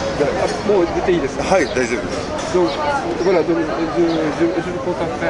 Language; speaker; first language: French; non-native, learner; Japanese